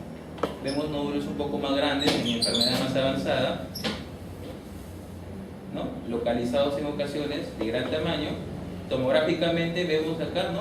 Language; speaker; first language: Spanish; native; Spanish